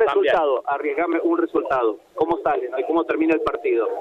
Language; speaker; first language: Spanish; native; Spanish